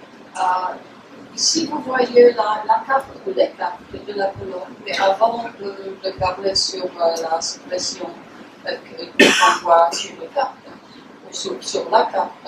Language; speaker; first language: French; non-native, fluent; Polish